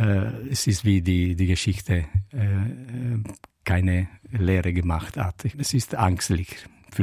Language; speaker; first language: German; non-native, learner; Italian